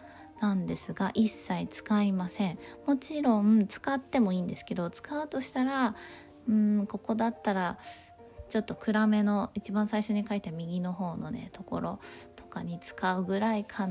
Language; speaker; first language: Japanese; native; Japanese